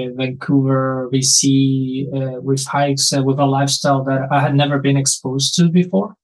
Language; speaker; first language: English; non-native, fluent; Spanish